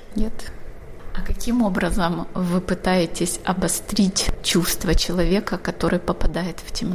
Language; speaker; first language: Russian; native; Russian